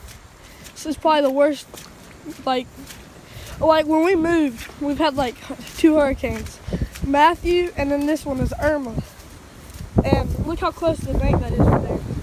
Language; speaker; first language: English; native; English